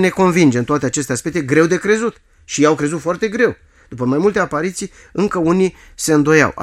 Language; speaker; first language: Romanian; native; Romanian